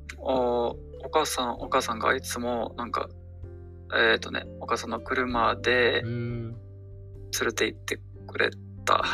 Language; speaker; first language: Japanese; non-native, learner; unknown